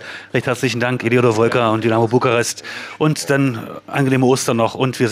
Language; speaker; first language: German; native; German